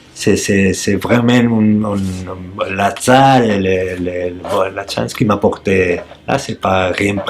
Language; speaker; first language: French; non-native, learner; Spanish